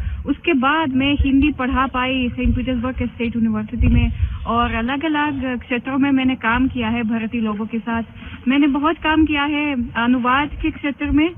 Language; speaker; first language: Hindi; non-native, fluent; Russian